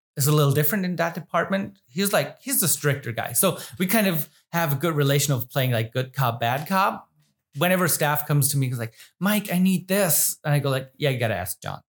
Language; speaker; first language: English; non-native, fluent; German